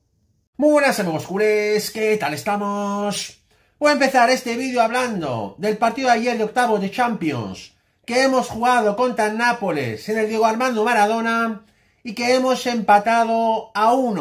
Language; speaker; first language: Spanish; native; Spanish